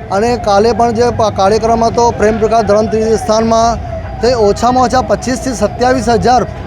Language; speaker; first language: Gujarati; non-native, local second language; Sindhi